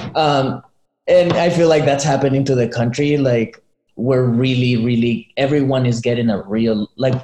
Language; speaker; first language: English; early bilingual, other home language; Spanish